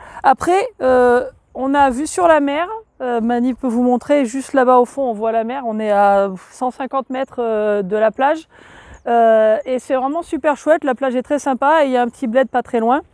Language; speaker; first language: French; native; French